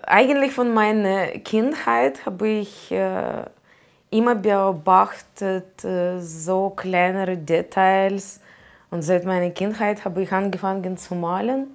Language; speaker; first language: German; non-native, learner; Russian